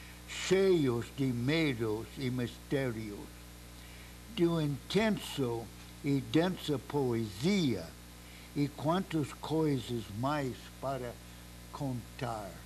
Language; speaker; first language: Portuguese; non-native, fluent; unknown